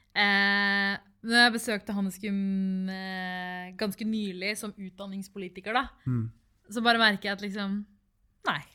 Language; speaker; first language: Norwegian; early bilingual, other home language; Tamil